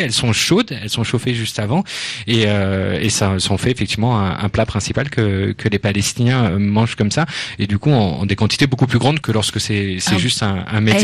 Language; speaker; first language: French; native; French